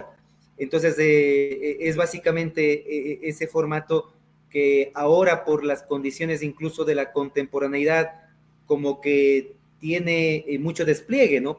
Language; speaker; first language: Spanish; native; Spanish